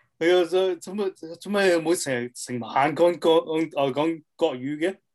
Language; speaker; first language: Cantonese; early bilingual, heritage; Cantonese